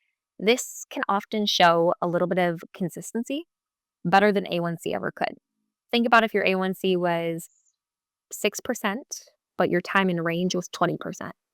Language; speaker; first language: English; native; English